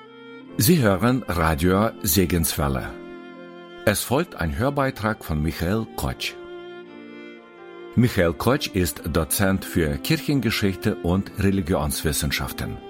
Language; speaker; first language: German; native; German